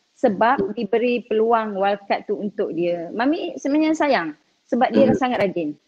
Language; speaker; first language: Malay; native; Malay